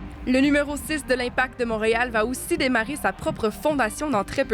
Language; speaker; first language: French; native; French